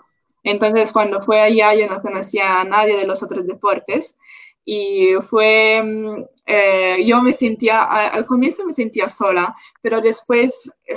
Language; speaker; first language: Spanish; non-native, local second language; Italian